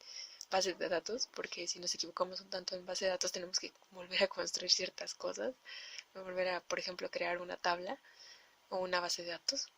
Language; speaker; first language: Spanish; native; Spanish